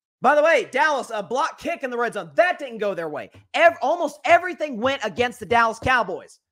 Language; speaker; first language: English; native; English